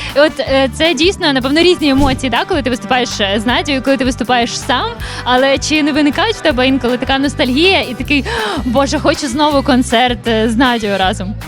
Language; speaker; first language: Ukrainian; native; Ukrainian